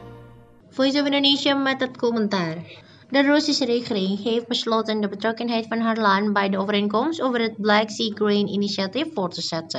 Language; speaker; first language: Dutch; non-native, fluent; Indonesian